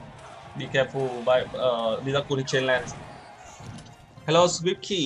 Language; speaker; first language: English; non-native, learner; Vietnamese